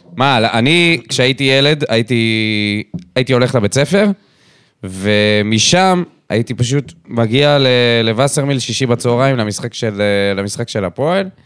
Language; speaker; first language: Hebrew; native; Hebrew